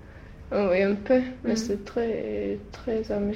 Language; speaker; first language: French; non-native, learner; Swedish